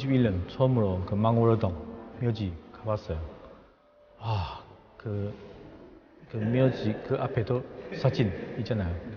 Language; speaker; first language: Korean; non-native, fluent; Chinese